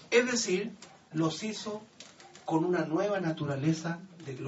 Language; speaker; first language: Spanish; native; Spanish